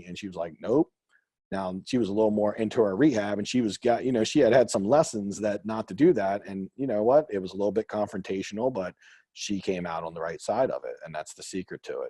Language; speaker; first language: English; native; English